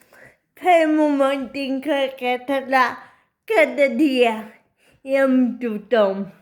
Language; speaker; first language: Catalan; non-native, fluent; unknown